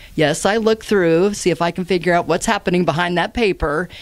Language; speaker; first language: English; native; English